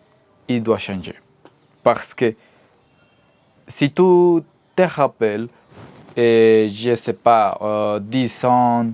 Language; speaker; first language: French; non-native, learner; Spanish